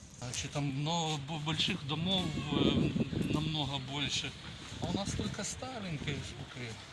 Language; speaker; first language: Russian; non-native, local second language; Ukrainian